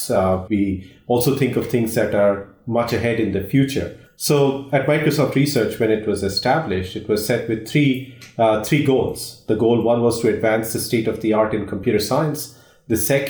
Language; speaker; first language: English; non-native, local second language; Hindi